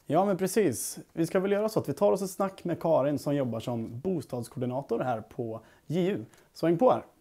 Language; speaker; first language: Swedish; native; Swedish